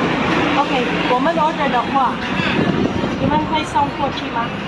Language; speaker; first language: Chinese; non-native, fluent; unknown